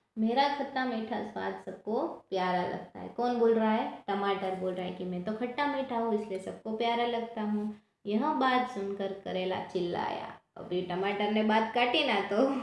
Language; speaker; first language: Hindi; non-native, local second language; Gujarati